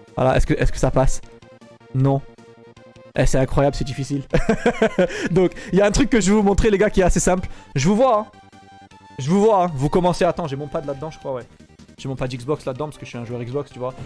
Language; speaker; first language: French; native; French